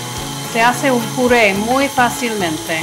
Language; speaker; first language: Spanish; non-native, fluent; English